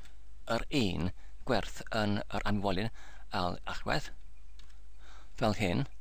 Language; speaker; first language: Welsh; non-native, learner; English